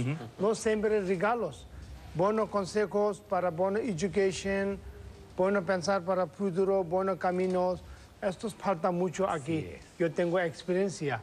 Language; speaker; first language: Spanish; non-native, learner; Tibetan